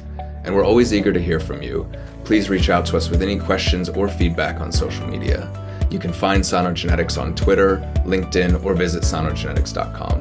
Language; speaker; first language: English; native; English